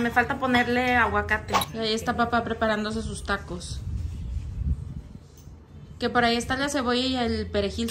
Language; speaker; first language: Spanish; native; Spanish